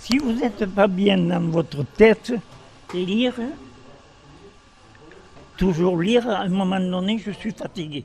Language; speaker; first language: French; native; French